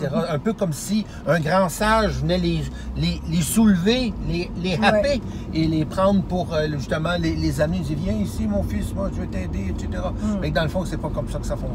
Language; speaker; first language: French; native; French